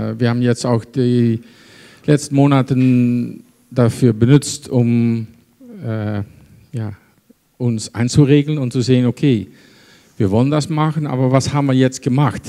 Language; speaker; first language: German; non-native, fluent; Dutch